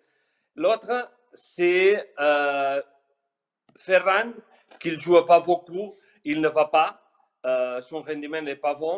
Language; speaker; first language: French; non-native, fluent; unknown